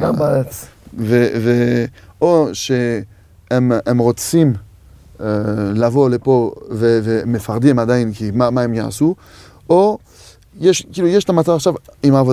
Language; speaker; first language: Hebrew; non-native, fluent; French